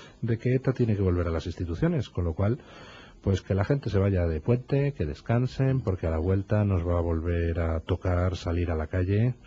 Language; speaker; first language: Spanish; native; Spanish